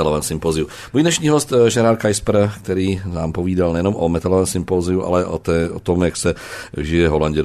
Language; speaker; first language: Czech; native; Czech